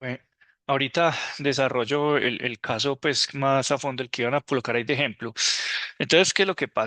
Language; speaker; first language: Spanish; native; Spanish